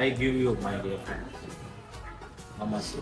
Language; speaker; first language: English; non-native, learner; Tamil